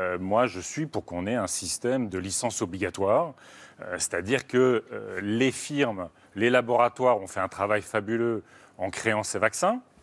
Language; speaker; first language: French; native; French